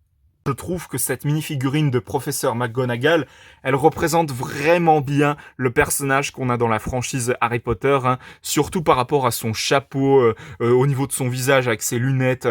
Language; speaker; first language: French; native; French